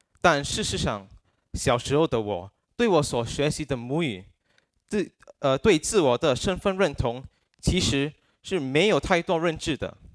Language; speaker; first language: Chinese; non-native, local second language; English